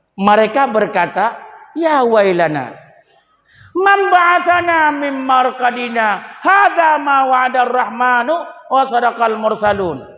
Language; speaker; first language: Malay; non-native, local second language; Achinese